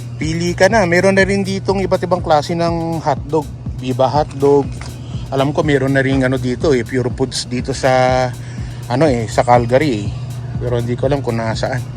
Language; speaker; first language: Filipino; non-native, local second language; Pampanga